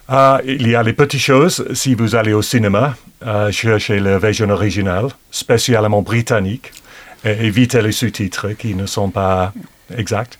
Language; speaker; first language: French; non-native, fluent; English